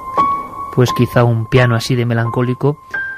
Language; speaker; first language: Spanish; native; Spanish